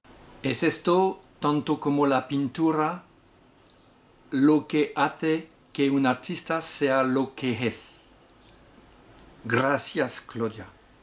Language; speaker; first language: Spanish; non-native, learner; French